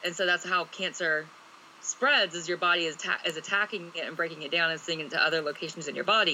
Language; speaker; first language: English; native; English